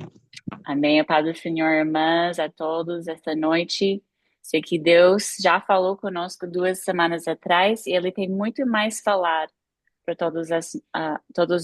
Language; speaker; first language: Portuguese; non-native, fluent; English